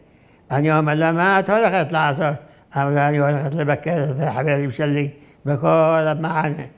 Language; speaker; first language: Hebrew; non-native, fluent; Arabic